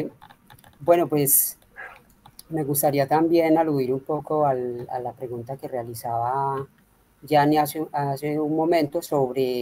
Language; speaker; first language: Spanish; native; Spanish